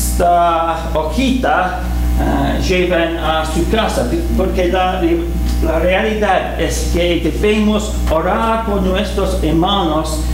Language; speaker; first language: Spanish; non-native, fluent; English